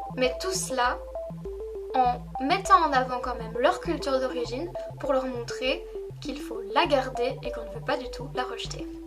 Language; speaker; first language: French; native; French